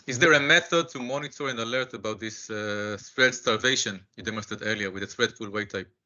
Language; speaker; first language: English; non-native, fluent; Hebrew